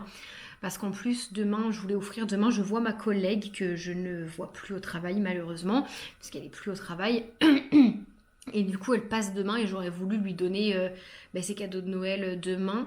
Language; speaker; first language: French; native; French